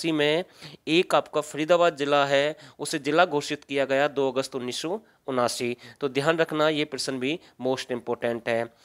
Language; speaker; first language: Hindi; native; Hindi